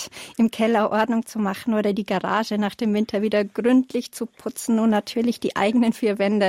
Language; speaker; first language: German; native; German